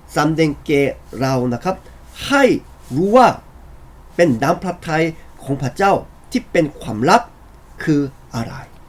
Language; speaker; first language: Thai; non-native, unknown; Korean